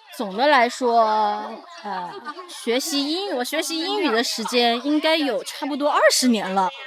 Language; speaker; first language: Chinese; native; Chinese